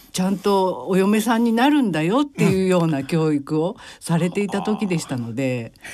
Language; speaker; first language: Japanese; native; Japanese